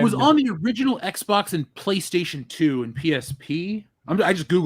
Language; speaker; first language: English; native; English